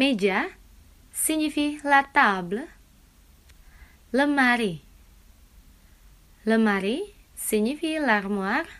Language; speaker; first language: French; non-native, fluent; Indonesian